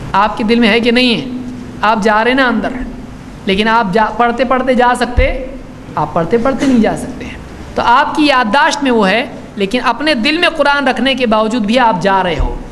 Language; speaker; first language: Urdu; native; Urdu